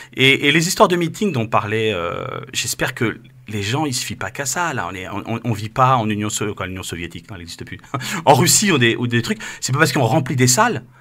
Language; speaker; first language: French; native; French